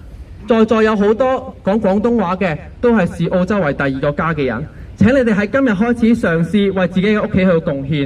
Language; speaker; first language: Cantonese; native; Cantonese